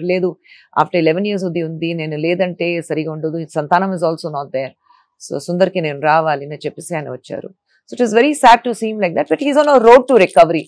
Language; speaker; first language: Telugu; non-native, fluent; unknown